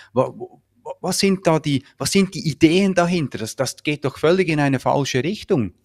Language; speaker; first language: German; native; German